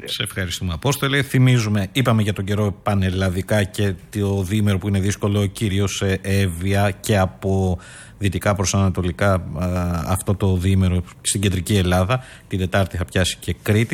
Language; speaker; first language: Greek; native; Greek